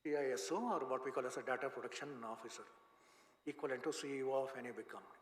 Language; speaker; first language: English; non-native, local second language; Kannada